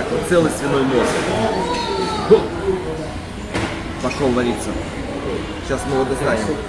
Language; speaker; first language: Russian; native; Russian